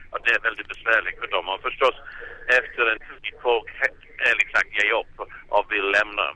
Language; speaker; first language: Swedish; non-native, fluent; English